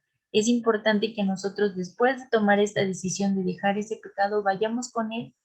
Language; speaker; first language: Spanish; native; Spanish